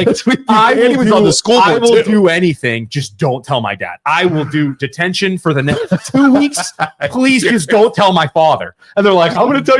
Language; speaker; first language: English; native; English